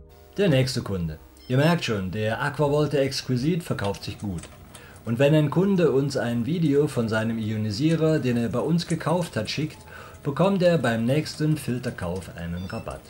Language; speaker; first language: German; native; German